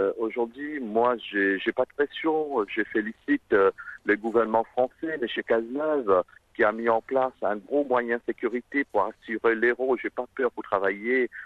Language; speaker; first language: French; non-native, local second language; Morisyen